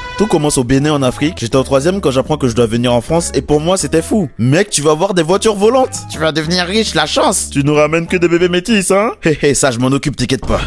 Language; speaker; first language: French; non-native, local second language; Fon